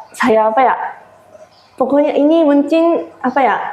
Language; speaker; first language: Indonesian; non-native, fluent; Japanese